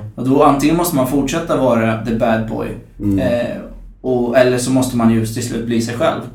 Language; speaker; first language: Swedish; native; Swedish